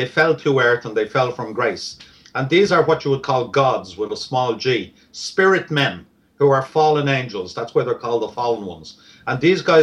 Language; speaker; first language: English; native; English